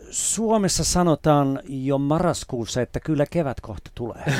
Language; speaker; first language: Finnish; non-native, fluent; English